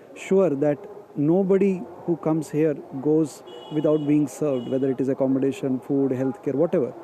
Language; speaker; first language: English; non-native, local second language; Malayalam